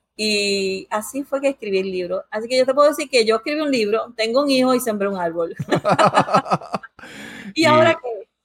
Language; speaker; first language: Spanish; early bilingual, heritage; Spanish